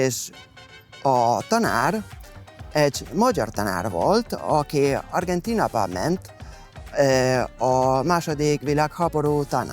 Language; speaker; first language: Hungarian; non-native, fluent; Spanish